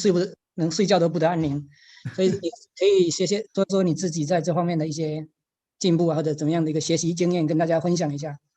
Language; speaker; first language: Chinese; native; Chinese